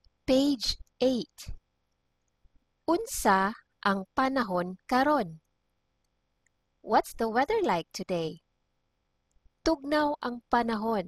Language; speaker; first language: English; non-native, local second language; Cebuano